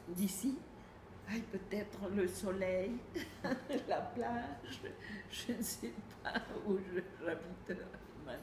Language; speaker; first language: French; non-native, fluent; Spanish